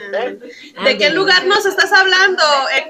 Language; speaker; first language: Spanish; native; Spanish